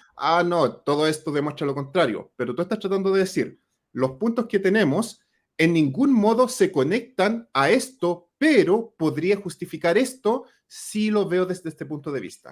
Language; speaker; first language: Spanish; native; Spanish